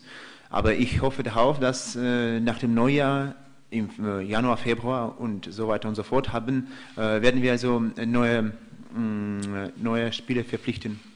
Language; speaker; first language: German; non-native, fluent; Russian